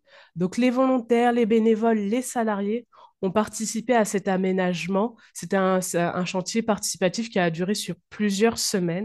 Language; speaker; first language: French; native; French